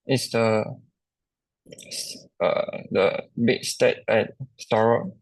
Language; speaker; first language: English; non-native, local second language; Chinese